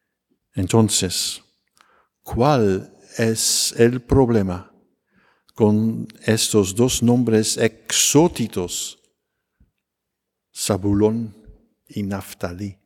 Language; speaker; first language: Spanish; non-native, fluent; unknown